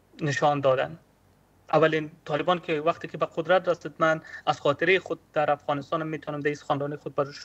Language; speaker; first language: Persian; native; Persian